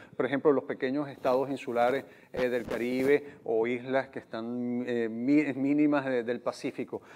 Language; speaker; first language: Spanish; native; Spanish